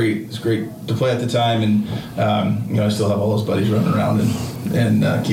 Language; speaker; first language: English; native; English